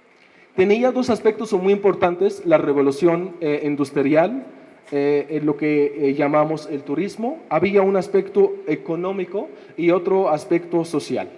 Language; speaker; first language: Spanish; non-native, fluent; Arabic